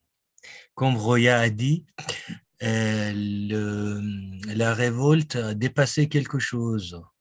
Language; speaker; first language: French; non-native, fluent; Persian